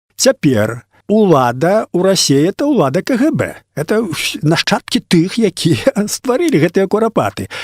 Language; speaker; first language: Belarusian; native; Belarusian